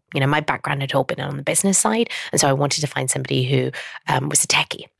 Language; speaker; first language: English; native; English